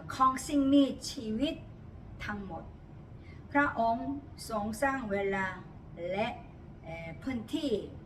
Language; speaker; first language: Thai; non-native, learner; Korean